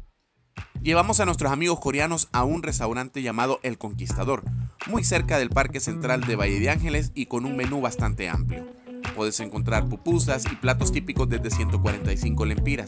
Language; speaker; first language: Spanish; native; Spanish